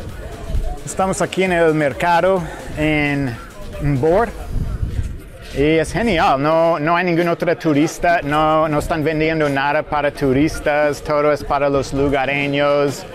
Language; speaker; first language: Spanish; non-native, fluent; English